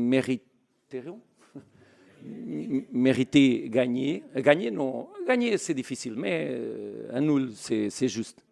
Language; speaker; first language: French; non-native, learner; Portuguese